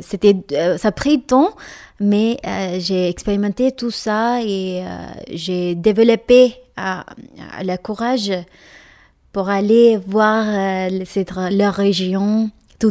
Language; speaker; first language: French; non-native, learner; Malayalam